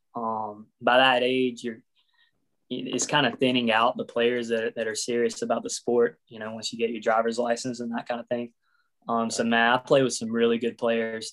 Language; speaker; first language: English; native; English